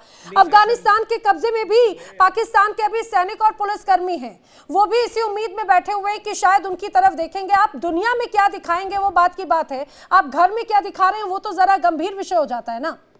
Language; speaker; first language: Hindi; native; Hindi